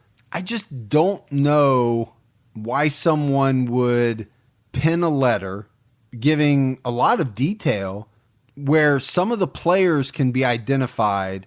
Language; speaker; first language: English; native; English